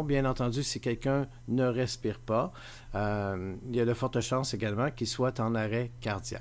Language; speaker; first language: French; native; French